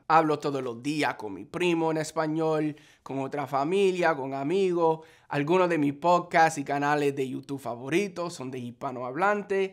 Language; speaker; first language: Spanish; non-native, fluent; English